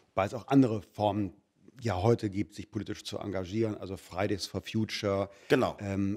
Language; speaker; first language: German; native; German